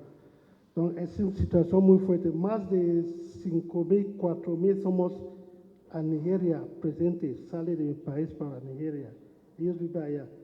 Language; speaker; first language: Spanish; non-native, learner; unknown